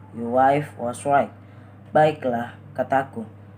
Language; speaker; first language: English; non-native, learner; Indonesian